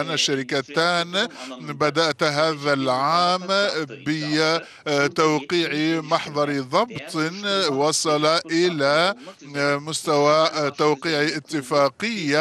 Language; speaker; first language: Arabic; non-native, fluent; Turkish